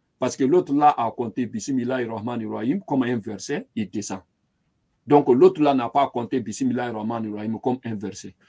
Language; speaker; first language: French; non-native, local second language; Lingala